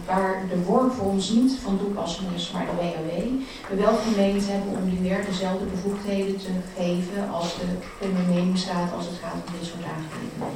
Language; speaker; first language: Dutch; native; Dutch